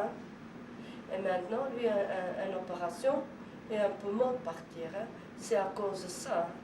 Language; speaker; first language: French; non-native, learner; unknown